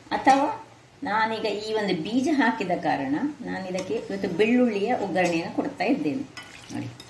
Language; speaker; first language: Kannada; non-native, local second language; Tulu